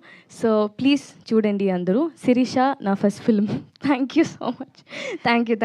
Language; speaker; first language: Telugu; non-native, learner; Tamil